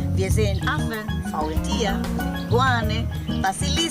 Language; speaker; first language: German; non-native, fluent; Spanish